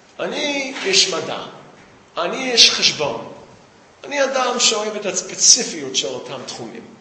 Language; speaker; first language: Hebrew; non-native, fluent; English